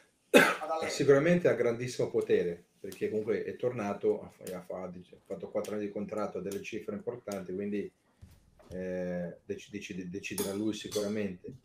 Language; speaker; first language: Italian; early bilingual, heritage; Italian